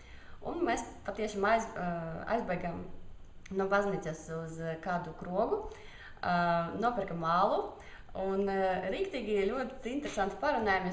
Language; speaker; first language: Latvian; non-native, local second language; Russian